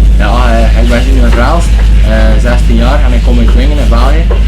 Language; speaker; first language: Dutch; native; Dutch